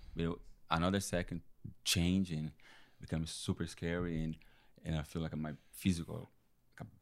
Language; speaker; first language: English; non-native, learner; Portuguese